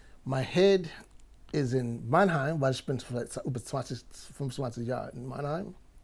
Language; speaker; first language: German; non-native, fluent; English